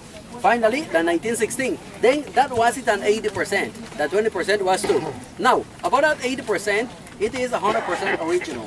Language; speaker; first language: English; non-native, fluent; Spanish